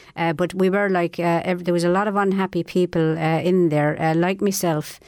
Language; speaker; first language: English; native; English